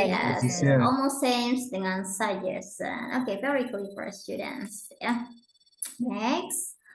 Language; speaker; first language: English; non-native, learner; Indonesian